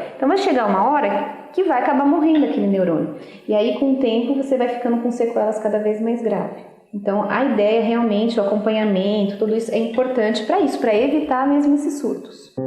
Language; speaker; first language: Portuguese; native; Portuguese